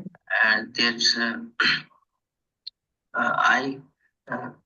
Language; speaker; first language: English; non-native, learner; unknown